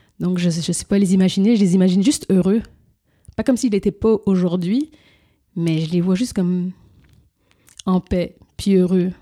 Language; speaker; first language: French; early bilingual, other home language; Lingala